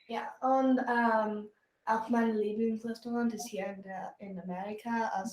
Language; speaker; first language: German; non-native, learner; English